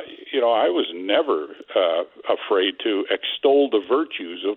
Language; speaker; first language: English; native; English